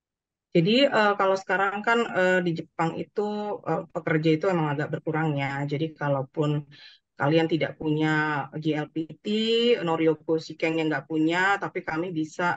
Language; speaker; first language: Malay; non-native, fluent; Japanese